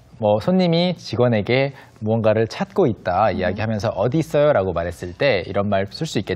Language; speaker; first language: Korean; native; Korean